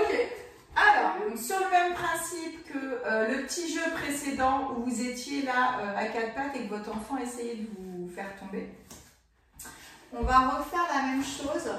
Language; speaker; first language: French; native; French